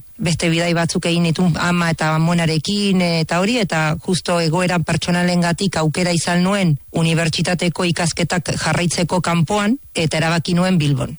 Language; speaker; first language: Basque; non-native, fluent; Spanish